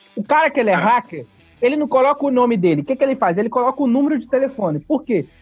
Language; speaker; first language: Portuguese; native; Portuguese